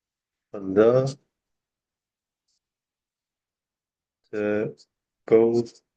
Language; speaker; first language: Dutch; non-native, learner; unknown